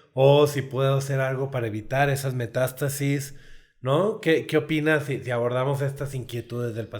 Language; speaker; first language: Spanish; native; Spanish